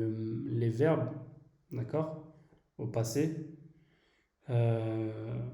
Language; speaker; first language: French; native; French